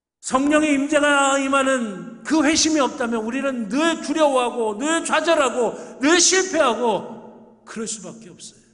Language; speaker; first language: Korean; native; Korean